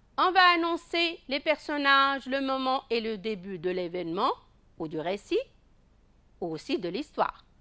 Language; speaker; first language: French; non-native, local second language; Arabic